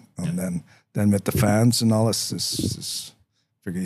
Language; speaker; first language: German; non-native, learner; English